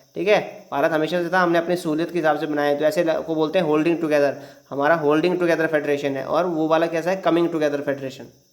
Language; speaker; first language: Hindi; native; Hindi